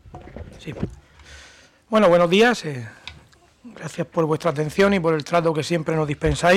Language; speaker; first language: Spanish; native; Spanish